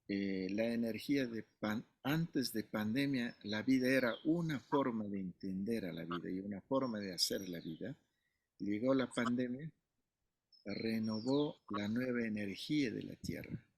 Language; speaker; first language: Spanish; non-native, fluent; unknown